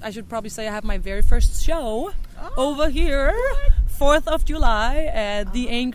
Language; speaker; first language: English; non-native, fluent; Danish